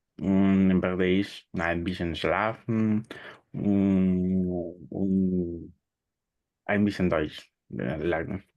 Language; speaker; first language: German; non-native, learner; Spanish